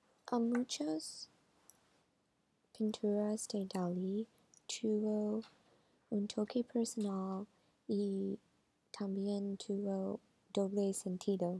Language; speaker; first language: Spanish; non-native, learner; English